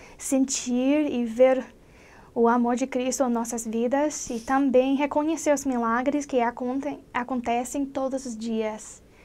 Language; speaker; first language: Portuguese; non-native, fluent; English